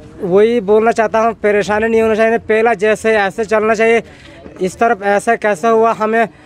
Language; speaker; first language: Nepali; native; Nepali